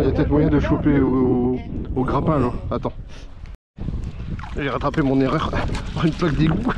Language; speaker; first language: French; native; French